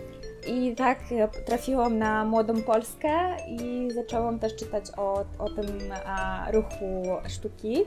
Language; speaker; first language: Polish; non-native, fluent; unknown